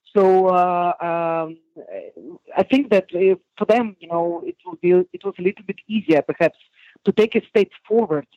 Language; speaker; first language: English; non-native, fluent; Hebrew